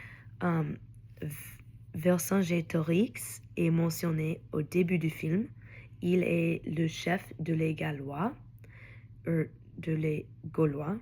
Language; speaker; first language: French; non-native, learner; English